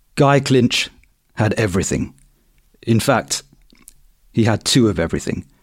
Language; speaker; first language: English; native; English